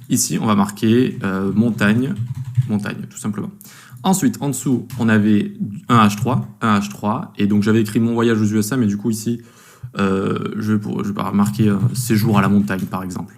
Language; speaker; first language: French; native; French